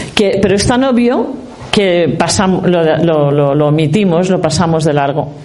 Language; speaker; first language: Spanish; native; Spanish